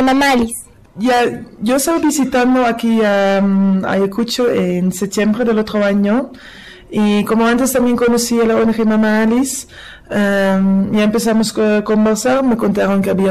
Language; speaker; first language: Spanish; non-native, fluent; Dutch